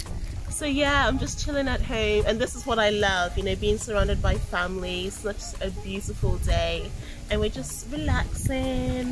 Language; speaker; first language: English; non-native, local second language; Akan